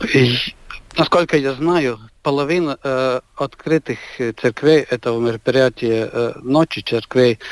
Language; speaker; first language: Russian; non-native, local second language; Latvian